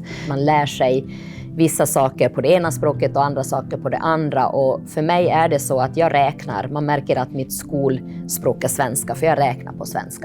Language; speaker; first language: Swedish; early bilingual, other home language; Finnish